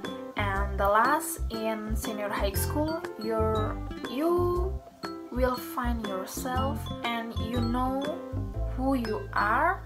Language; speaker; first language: English; non-native, learner; Indonesian